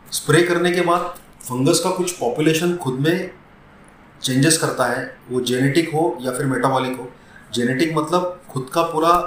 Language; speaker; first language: Hindi; non-native, local second language; Marathi